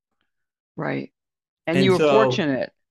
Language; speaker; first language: English; native; English